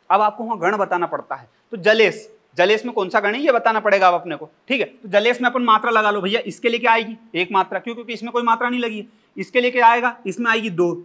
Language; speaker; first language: Hindi; native; Hindi